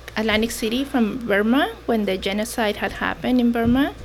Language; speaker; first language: English; non-native, fluent; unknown